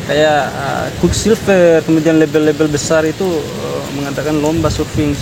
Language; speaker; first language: Indonesian; native; Indonesian